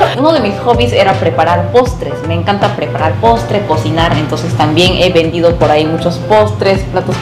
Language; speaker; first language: Spanish; non-native, fluent; Korean